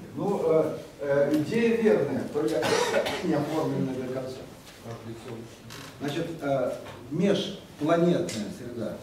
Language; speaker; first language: Russian; native; Russian